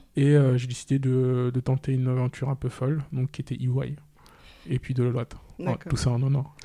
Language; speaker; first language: French; non-native, local second language; Wolof